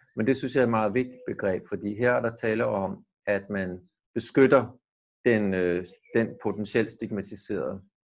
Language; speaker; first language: Danish; native; Danish